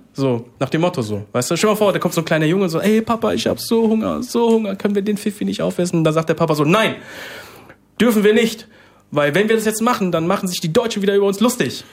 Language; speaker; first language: German; early bilingual, other home language; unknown